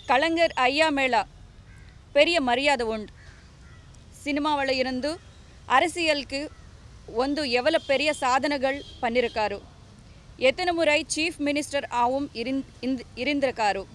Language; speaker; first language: Tamil; non-native, learner; Telugu